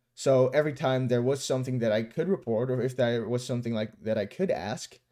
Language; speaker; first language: English; non-native, fluent; Dutch